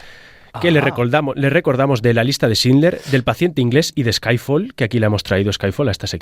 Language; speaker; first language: Spanish; native; Spanish